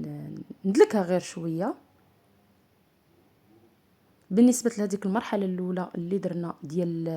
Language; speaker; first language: Arabic; native; Arabic